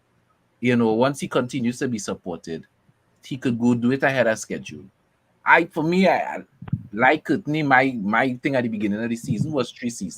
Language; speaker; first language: English; native; English